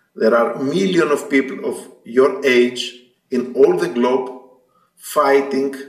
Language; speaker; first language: English; non-native, fluent; Greek